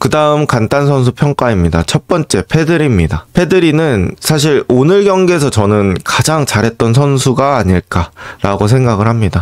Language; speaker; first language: Korean; native; Korean